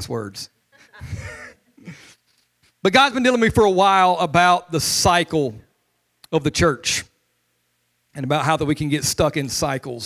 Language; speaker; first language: English; native; English